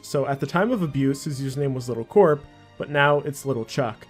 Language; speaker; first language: English; native; English